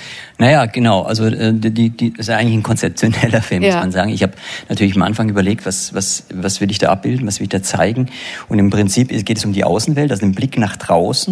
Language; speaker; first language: German; native; German